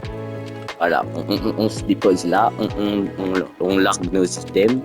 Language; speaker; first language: French; native; French